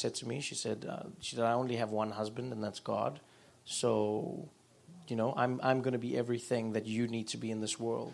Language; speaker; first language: English; native; English